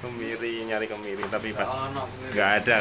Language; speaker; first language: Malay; non-native, local second language; Javanese